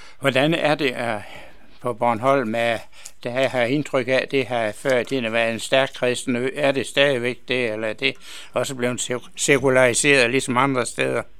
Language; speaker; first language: Danish; native; Danish